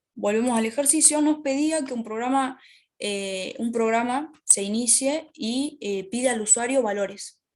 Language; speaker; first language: Spanish; native; Spanish